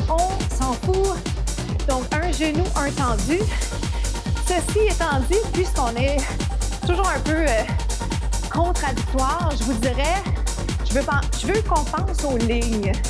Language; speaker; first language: French; native; French